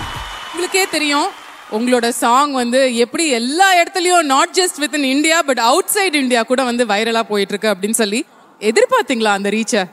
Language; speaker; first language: Tamil; native; Tamil